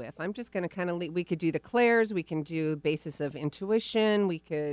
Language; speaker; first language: English; native; English